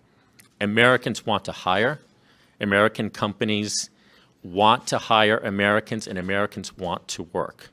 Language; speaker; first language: English; native; English